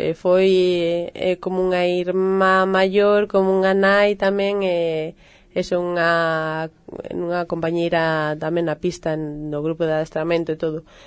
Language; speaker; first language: Galician; native; Galician